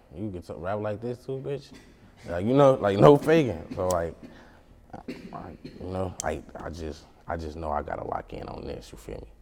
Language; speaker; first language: English; native; English